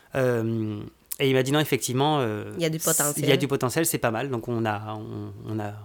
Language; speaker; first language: French; native; French